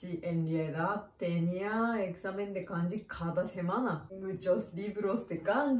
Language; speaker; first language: Spanish; non-native, learner; Japanese